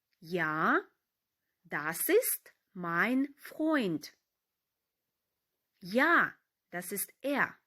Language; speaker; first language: German; non-native, fluent; Ukrainian